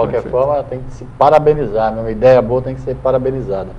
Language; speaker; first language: Portuguese; native; Portuguese